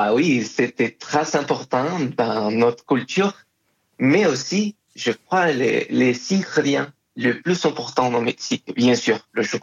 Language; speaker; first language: French; non-native, fluent; Spanish